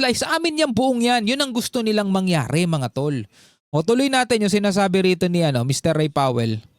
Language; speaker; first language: Filipino; native; Filipino